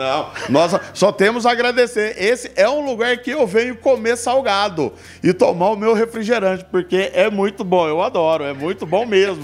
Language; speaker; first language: Portuguese; native; Portuguese